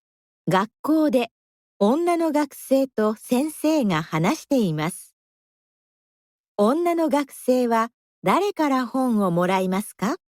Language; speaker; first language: Japanese; non-native, learner; Indonesian